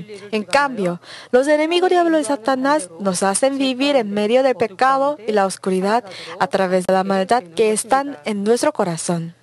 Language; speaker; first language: Spanish; non-native, learner; Korean